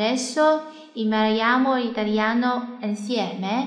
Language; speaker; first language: Italian; non-native, learner; Chinese